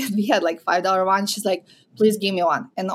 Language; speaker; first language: English; non-native, fluent; Ukrainian